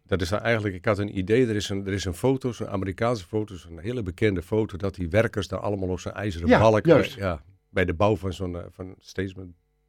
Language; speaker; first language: Dutch; native; Dutch